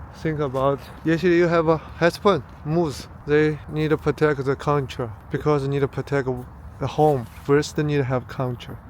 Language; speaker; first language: English; non-native, learner; Chinese